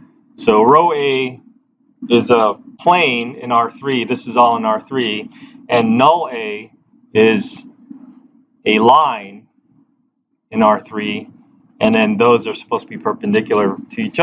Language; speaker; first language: English; native; English